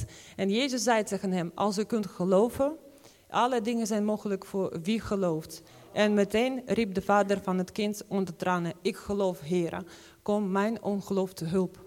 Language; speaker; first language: Dutch; non-native, fluent; Ukrainian